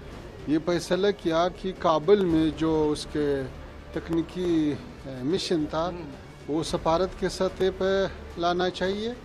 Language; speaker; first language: Hindi; non-native, fluent; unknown